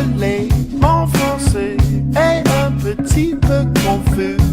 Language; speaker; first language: French; non-native, learner; English